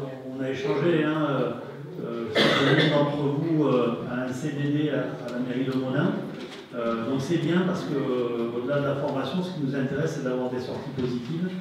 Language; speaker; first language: French; native; French